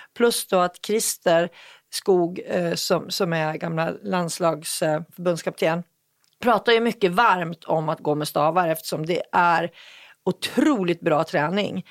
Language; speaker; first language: Swedish; native; Swedish